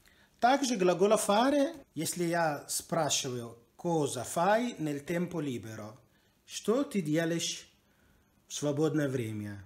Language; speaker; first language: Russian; non-native, learner; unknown